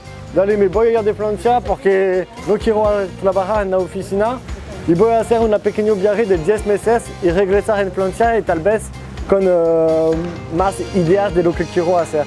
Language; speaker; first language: Spanish; non-native, learner; French